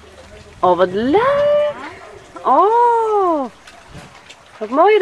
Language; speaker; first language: Dutch; native; Dutch